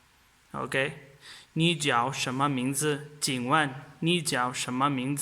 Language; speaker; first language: Chinese; non-native, fluent; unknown